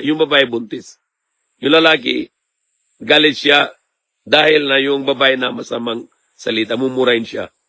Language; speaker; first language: Filipino; non-native, learner; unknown